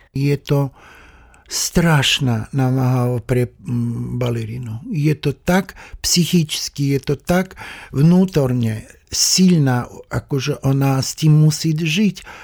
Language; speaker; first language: Slovak; non-native, fluent; Russian